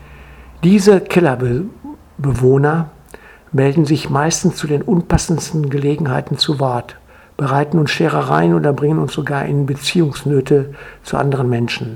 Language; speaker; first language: German; native; German